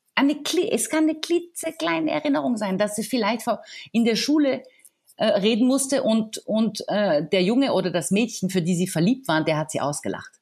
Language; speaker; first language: German; non-native, fluent; French